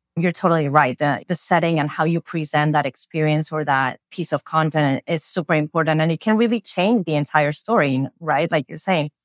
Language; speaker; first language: English; non-native, fluent; Spanish